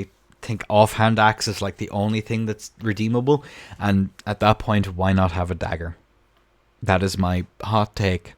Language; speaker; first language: English; native; English